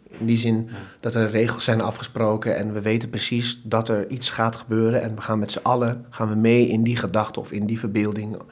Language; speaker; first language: Dutch; early bilingual, other home language; Turkish